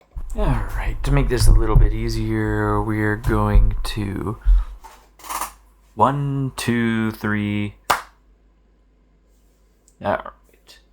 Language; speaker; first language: English; native; English